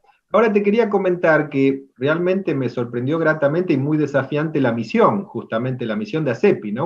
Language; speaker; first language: Spanish; native; Spanish